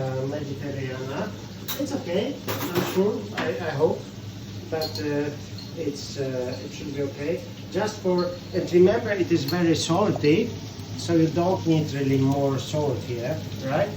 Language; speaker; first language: English; non-native, fluent; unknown